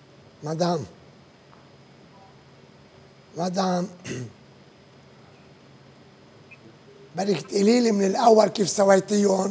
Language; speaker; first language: Arabic; native; Arabic